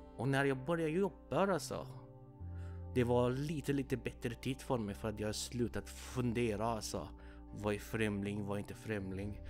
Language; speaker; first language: Swedish; non-native, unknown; Persian